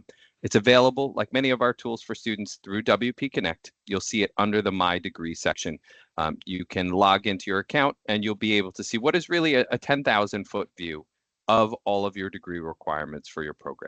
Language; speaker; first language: English; native; English